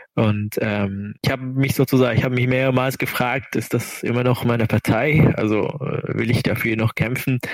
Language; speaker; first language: German; non-native, fluent; Arabic